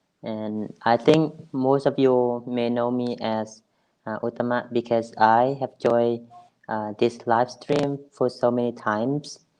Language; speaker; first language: English; non-native, fluent; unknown